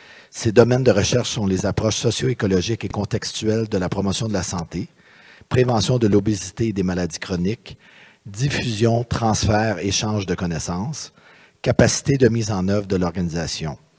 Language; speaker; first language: French; native; French